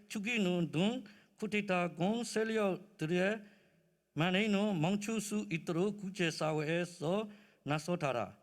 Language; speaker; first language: Korean; non-native, learner; Burmese